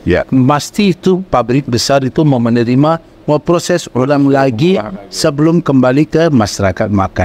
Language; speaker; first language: Indonesian; non-native, fluent; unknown